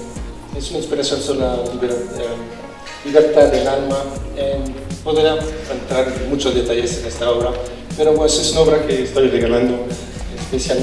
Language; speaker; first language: Spanish; non-native, fluent; French